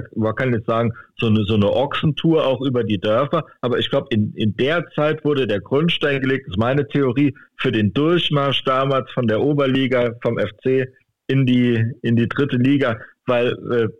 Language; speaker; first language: German; native; German